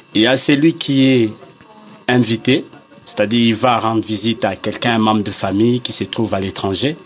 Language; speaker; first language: French; non-native, local second language; Lingala